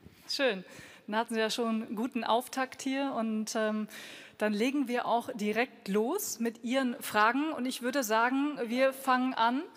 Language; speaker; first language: German; native; German